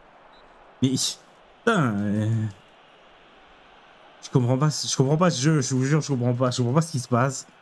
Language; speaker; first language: French; native; French